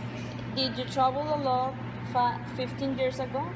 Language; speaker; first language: English; non-native, learner; Spanish